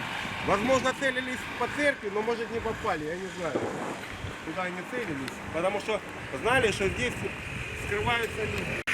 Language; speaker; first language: Russian; native; Russian